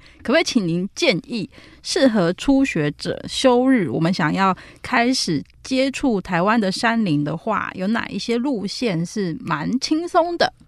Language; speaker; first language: Chinese; native; Chinese